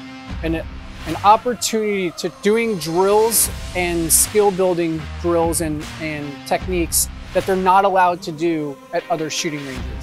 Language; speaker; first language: English; native; English